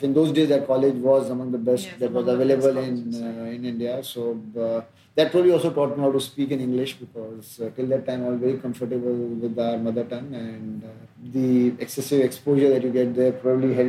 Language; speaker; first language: English; non-native, local second language; Hindi